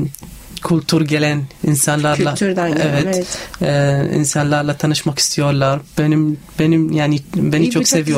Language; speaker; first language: Turkish; non-native, learner; Arabic